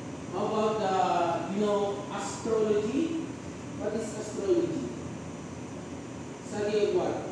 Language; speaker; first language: English; non-native, local second language; Filipino